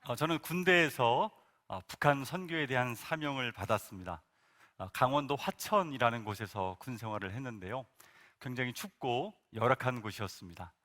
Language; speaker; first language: Korean; native; Korean